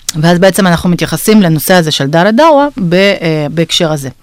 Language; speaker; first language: Hebrew; non-native, fluent; Russian